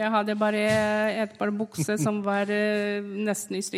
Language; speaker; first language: Norwegian; non-native, fluent; Polish